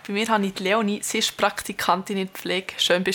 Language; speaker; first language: German; native; German